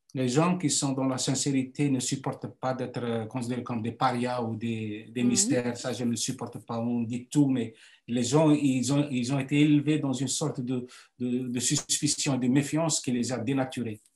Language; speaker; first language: French; non-native, local second language; Arabic